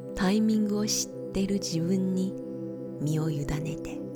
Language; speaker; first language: Japanese; native; Japanese